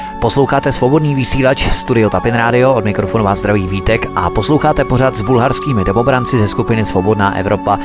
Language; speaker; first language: Czech; native; Czech